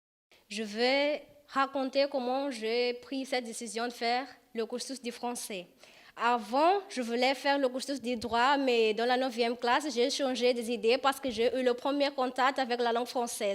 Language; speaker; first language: French; non-native, fluent; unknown